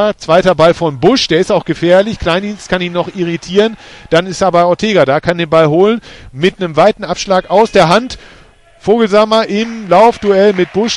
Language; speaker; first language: German; native; German